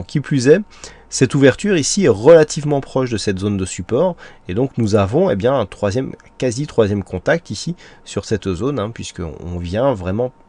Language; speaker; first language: French; native; French